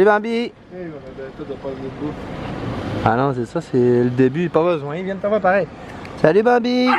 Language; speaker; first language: French; native; French